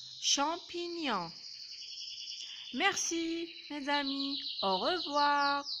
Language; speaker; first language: French; non-native, local second language; Arabic